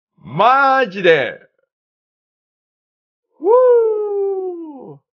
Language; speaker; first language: Japanese; non-native, learner; English